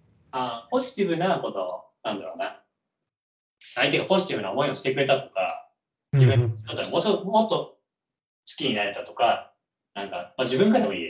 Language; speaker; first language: Japanese; native; Japanese